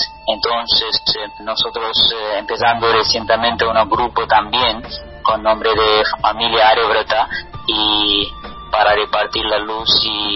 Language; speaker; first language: Spanish; non-native, learner; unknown